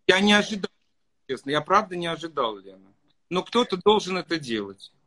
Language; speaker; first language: Russian; native; Russian